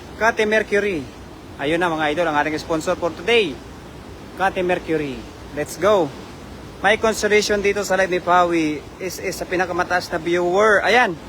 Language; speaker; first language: Filipino; native; Filipino